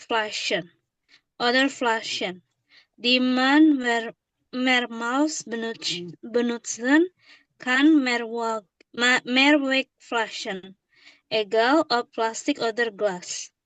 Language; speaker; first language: German; non-native, learner; Indonesian